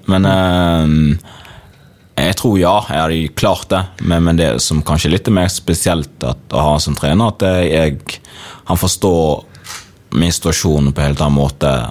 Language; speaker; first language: Norwegian; early bilingual, other home language; Swahili